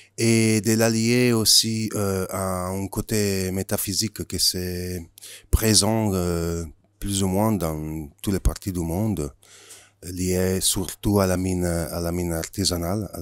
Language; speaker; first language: French; non-native, fluent; Italian